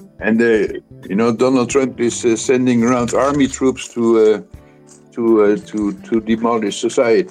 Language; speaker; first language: English; non-native, fluent; Dutch